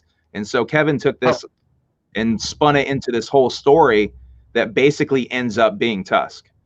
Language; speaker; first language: English; native; English